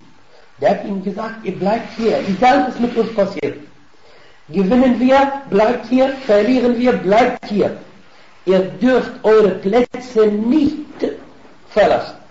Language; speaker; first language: German; non-native, fluent; Arabic